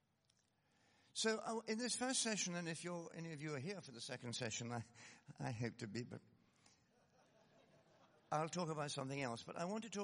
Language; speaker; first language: English; native; English